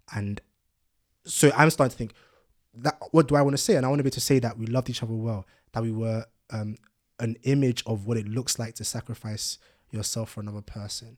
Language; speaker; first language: English; early bilingual, other home language; Yoruba